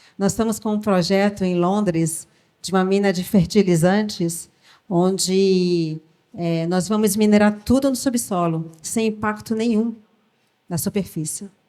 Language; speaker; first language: Portuguese; early bilingual, other home language; French